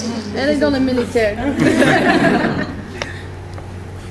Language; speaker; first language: French; non-native, learner; English